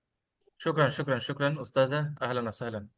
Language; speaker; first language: Arabic; non-native, fluent; Bangla